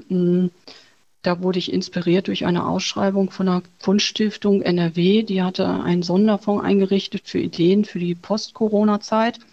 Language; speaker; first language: German; early bilingual, other home language; Chinese